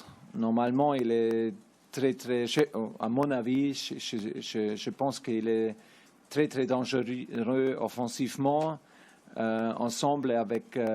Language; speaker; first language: French; non-native, learner; German